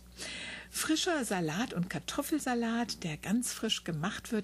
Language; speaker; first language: German; native; German